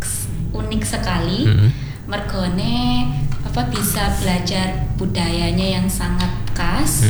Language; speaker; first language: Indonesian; non-native, fluent; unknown